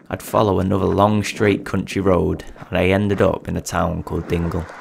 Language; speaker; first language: English; native; English